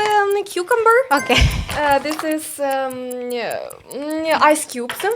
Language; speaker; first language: English; non-native, fluent; Vietnamese